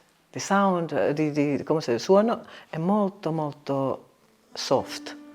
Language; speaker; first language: Italian; non-native, learner; Finnish